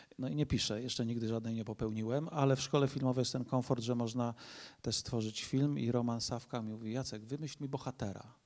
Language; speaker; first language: Polish; native; Polish